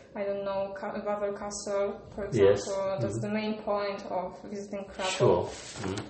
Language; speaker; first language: English; non-native, learner; Polish